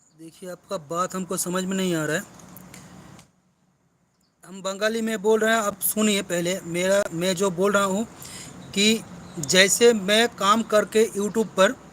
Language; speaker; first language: Hindi; non-native, local second language; Bangla